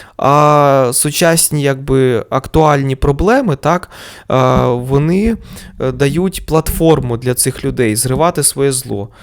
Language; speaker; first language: Ukrainian; non-native, local second language; Russian